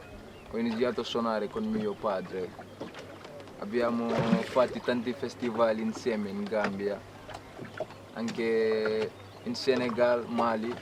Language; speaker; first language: Italian; non-native, learner; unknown